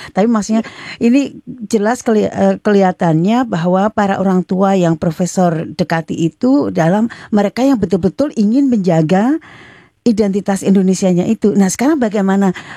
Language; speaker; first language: Indonesian; native; Indonesian